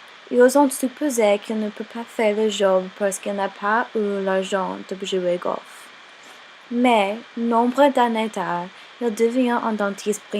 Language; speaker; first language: French; non-native, learner; English